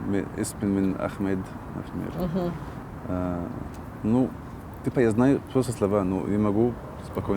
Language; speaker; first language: Russian; non-native, learner; Arabic